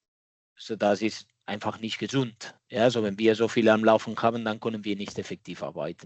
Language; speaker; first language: German; non-native, fluent; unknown